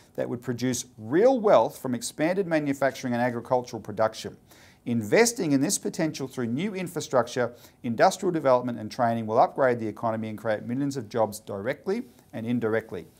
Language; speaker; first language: English; native; English